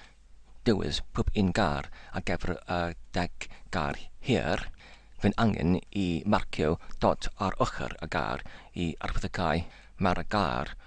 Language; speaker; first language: Welsh; non-native, learner; English